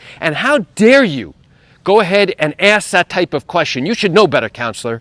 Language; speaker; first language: English; native; English